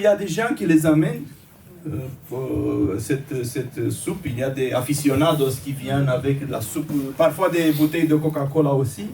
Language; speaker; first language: French; non-native, fluent; Romanian